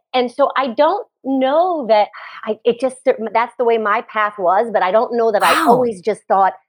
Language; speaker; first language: English; native; English